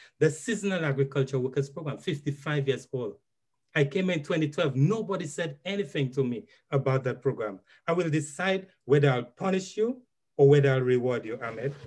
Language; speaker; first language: English; native; English